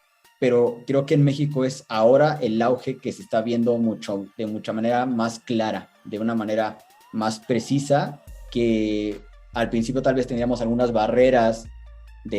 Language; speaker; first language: Spanish; native; Spanish